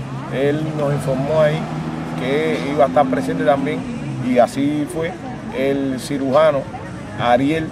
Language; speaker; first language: Spanish; native; Spanish